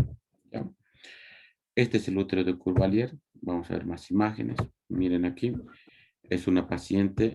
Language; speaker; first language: Spanish; native; Spanish